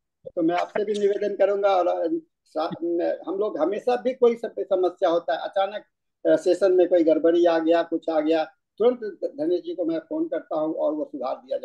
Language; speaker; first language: Hindi; native; Hindi